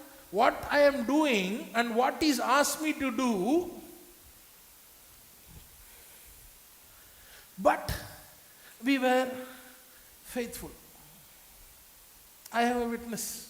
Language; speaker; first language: English; non-native, local second language; Tamil